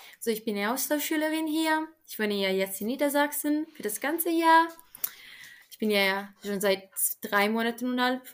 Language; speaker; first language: German; non-native, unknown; Italian